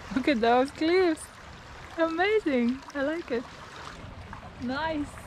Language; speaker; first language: English; non-native, learner; Slovenian